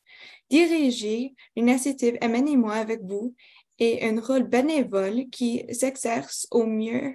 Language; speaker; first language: French; non-native, local second language; English